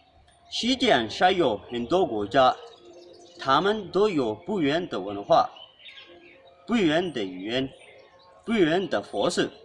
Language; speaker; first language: Chinese; non-native, learner; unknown